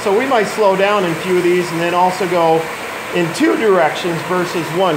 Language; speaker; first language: English; native; English